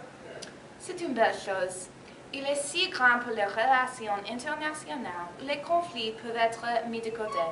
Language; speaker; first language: French; non-native, learner; English